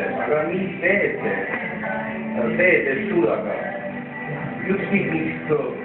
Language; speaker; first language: Estonian; non-native, learner; Armenian